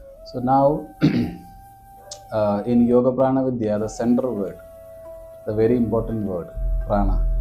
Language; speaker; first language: English; non-native, local second language; Malayalam